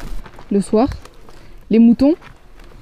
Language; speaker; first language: French; native; French